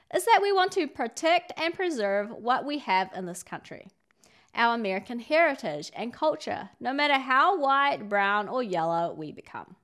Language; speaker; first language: English; native; English